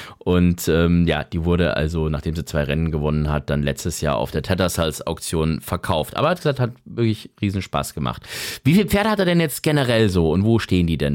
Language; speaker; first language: German; native; German